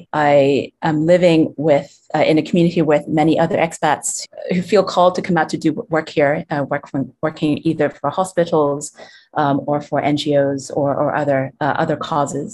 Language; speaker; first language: English; non-native, local second language; Cantonese